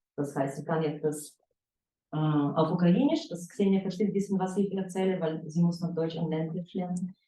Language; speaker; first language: German; non-native, fluent; Ukrainian